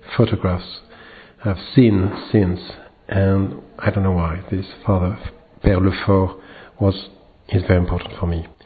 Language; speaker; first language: English; non-native, fluent; French